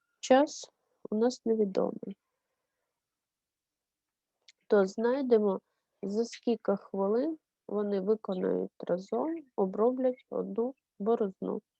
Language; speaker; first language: Ukrainian; native; Ukrainian